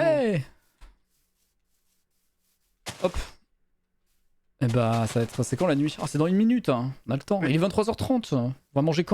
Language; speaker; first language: French; native; French